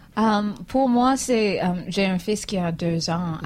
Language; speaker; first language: French; non-native, fluent; English